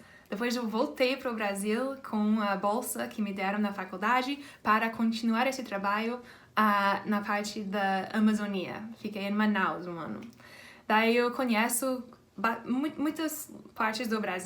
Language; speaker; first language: Portuguese; non-native, fluent; English